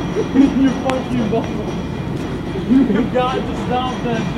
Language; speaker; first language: English; native; English